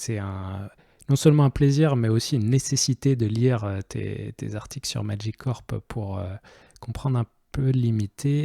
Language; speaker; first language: French; native; French